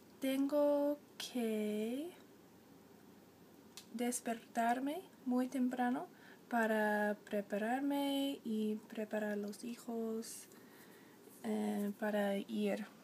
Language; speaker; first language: Spanish; non-native, learner; English